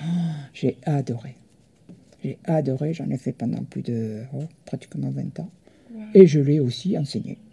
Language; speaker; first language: French; early bilingual, other home language; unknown